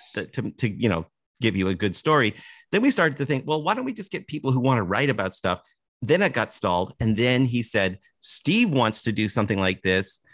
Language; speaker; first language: English; native; English